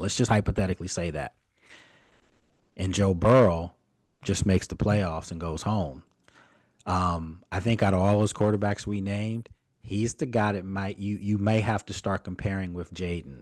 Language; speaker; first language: English; native; English